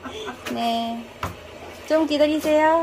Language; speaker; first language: Korean; non-native, learner; Vietnamese